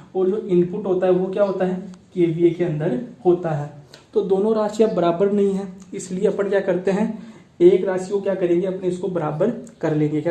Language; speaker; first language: Hindi; native; Hindi